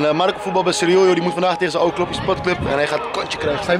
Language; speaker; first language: Dutch; native; Dutch